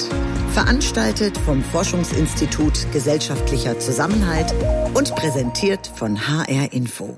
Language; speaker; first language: German; native; German